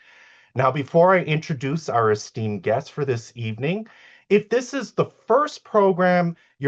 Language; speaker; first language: English; native; English